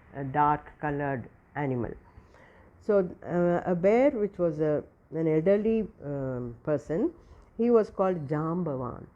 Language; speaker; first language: English; non-native, local second language; Tamil